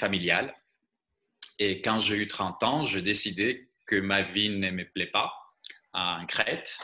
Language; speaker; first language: French; non-native, fluent; Greek